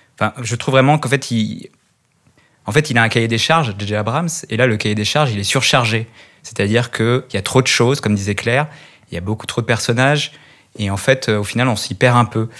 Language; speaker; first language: French; native; French